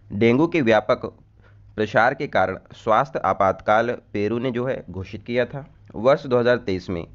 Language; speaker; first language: Hindi; native; Hindi